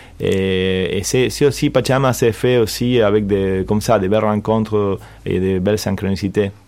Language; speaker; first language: French; non-native, fluent; Spanish